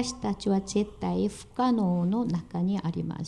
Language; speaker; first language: Japanese; non-native, fluent; Korean